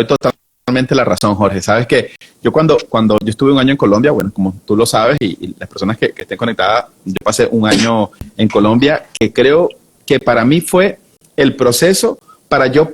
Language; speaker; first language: Spanish; native; Spanish